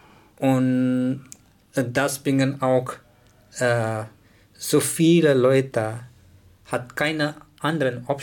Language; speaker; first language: German; non-native, learner; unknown